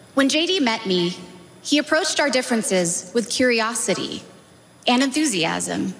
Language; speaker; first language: English; native; English